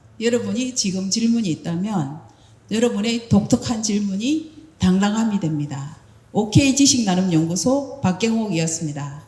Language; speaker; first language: Korean; native; Korean